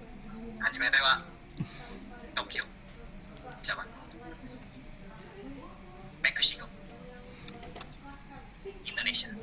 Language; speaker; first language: Japanese; non-native, learner; Indonesian